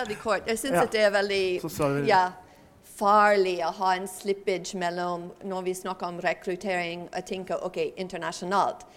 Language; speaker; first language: Norwegian; non-native, fluent; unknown